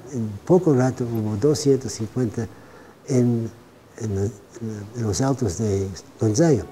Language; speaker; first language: Spanish; non-native, fluent; English